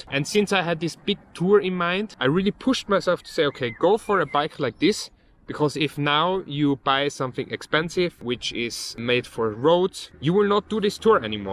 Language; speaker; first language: English; non-native, fluent; German